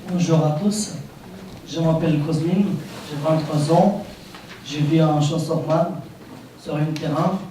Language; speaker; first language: French; non-native, learner; Romanian